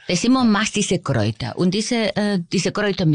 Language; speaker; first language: German; non-native, fluent; Spanish